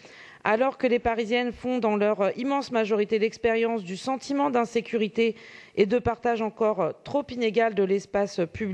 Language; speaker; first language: French; native; French